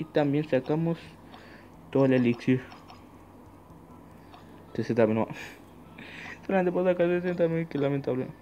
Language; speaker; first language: Spanish; native; Spanish